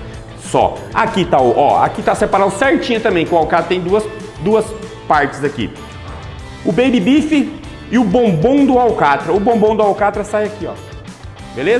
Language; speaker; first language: Portuguese; native; Portuguese